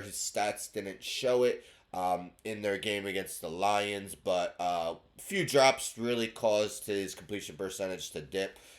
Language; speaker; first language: English; native; English